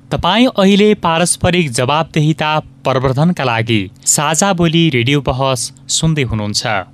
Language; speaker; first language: Nepali; native; Nepali